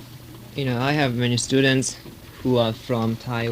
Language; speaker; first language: English; non-native, learner; Japanese